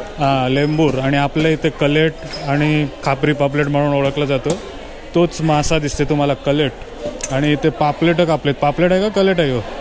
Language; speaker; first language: Marathi; native; Marathi